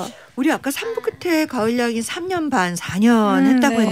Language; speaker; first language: Korean; native; Korean